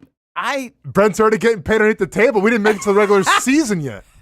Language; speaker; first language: English; native; English